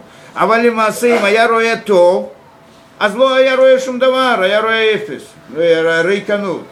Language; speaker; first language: Hebrew; non-native, fluent; Russian